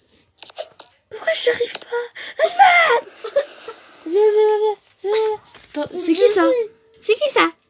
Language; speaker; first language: French; native; French